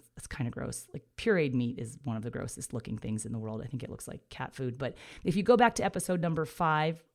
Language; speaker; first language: English; native; English